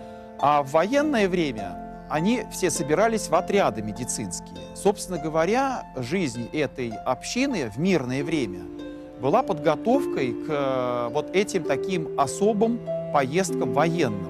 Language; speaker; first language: Russian; native; Russian